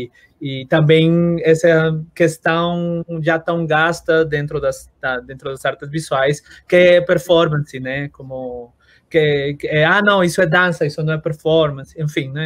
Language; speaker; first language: Portuguese; non-native, fluent; Spanish